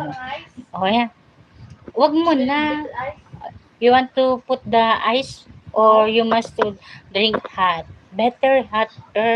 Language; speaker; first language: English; non-native, learner; Filipino